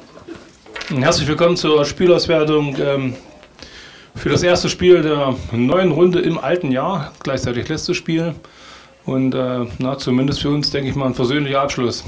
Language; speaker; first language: German; native; German